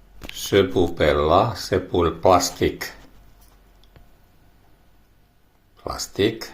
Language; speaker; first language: French; non-native, learner; Finnish